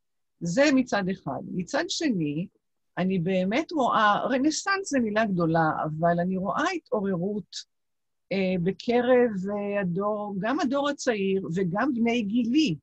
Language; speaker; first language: Hebrew; non-native, local second language; Yiddish